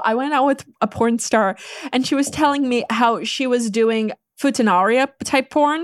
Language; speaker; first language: English; non-native, fluent; Polish